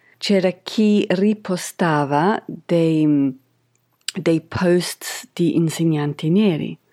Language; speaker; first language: Italian; non-native, fluent; English